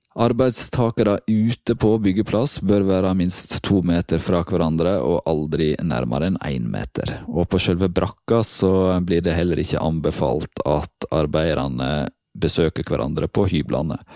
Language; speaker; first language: Norwegian; native; Norwegian